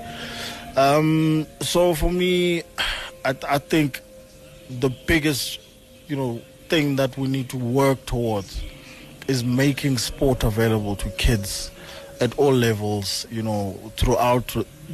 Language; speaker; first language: English; non-native, local second language; Xhosa